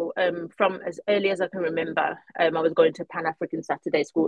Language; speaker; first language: English; native; English